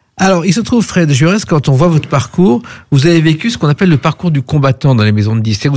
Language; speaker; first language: French; native; French